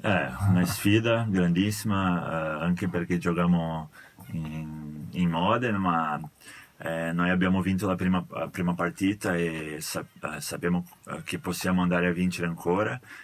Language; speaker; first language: Italian; non-native, fluent; Portuguese